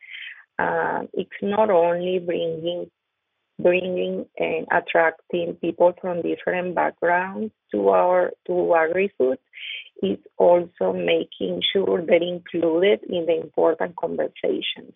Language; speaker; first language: English; non-native, fluent; Spanish